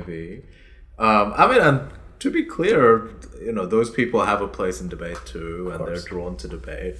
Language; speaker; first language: English; early bilingual, other home language; Korean